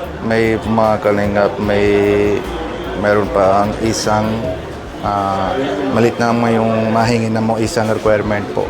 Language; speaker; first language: Filipino; non-native, learner; Punjabi